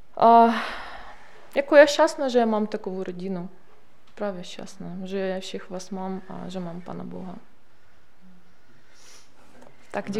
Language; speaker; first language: Czech; non-native, learner; Ukrainian